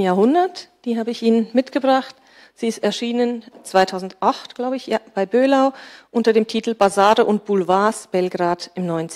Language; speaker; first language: German; native; German